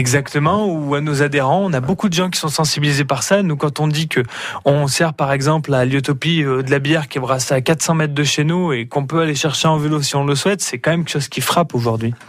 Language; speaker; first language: French; native; French